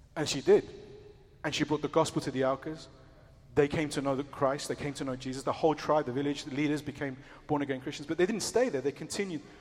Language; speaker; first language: English; early bilingual, other home language; Spanish